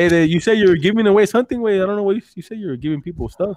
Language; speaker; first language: English; early bilingual, other home language; Spanish